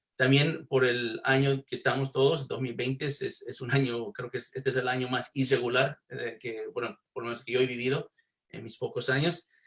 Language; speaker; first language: Spanish; early bilingual, heritage; Spanish